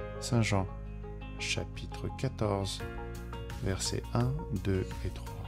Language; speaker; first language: French; native; French